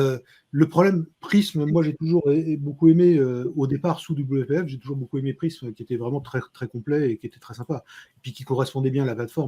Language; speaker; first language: French; native; French